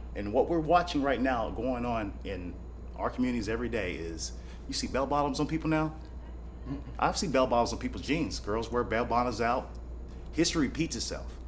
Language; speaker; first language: English; native; English